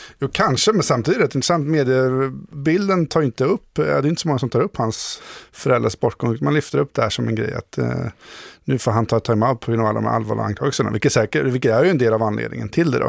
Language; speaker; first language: Swedish; native; Swedish